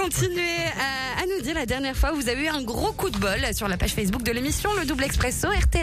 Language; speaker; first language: French; native; French